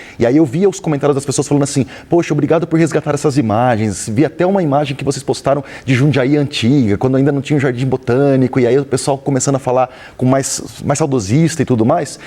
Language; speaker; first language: Portuguese; native; Portuguese